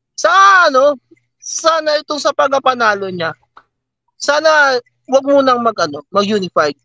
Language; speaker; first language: Filipino; native; Filipino